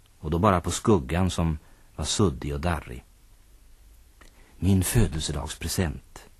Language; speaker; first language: Swedish; native; Swedish